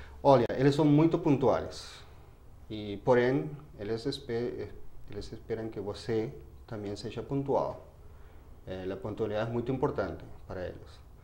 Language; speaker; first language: Portuguese; non-native, fluent; Spanish